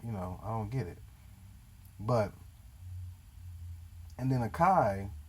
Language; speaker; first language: English; native; English